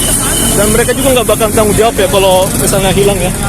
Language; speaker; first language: Indonesian; native; Indonesian